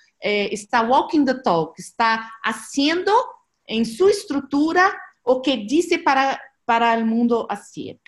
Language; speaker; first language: Spanish; non-native, learner; Portuguese